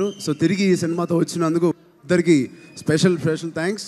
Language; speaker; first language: Telugu; native; Telugu